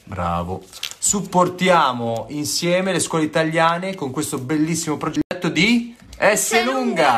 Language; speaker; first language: Italian; native; Italian